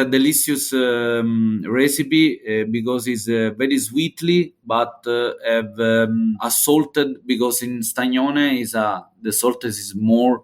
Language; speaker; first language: English; non-native, learner; Italian